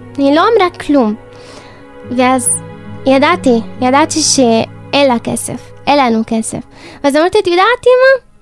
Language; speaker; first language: Hebrew; non-native, local second language; Arabic